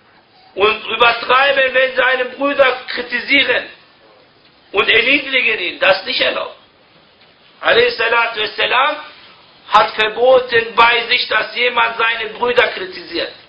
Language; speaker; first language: German; non-native, fluent; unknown